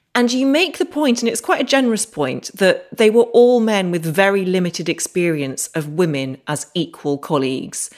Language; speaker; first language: English; native; English